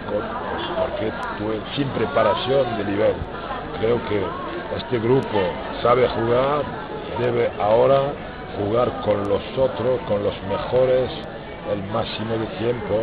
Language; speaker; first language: Spanish; non-native, fluent; French